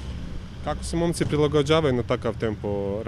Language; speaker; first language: Croatian; native; Croatian